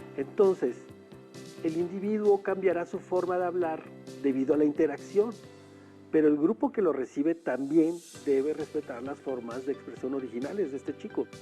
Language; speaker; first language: Spanish; native; Spanish